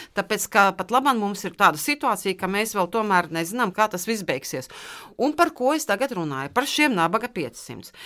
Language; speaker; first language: Latvian; native; Latvian